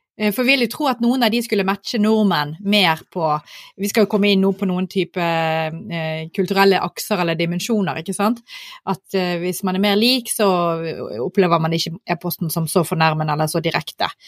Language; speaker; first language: Norwegian; native; Norwegian